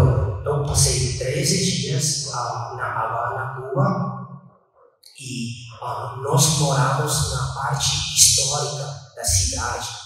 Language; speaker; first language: Portuguese; non-native, fluent; Chinese